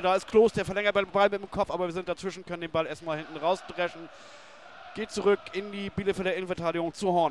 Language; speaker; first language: German; native; German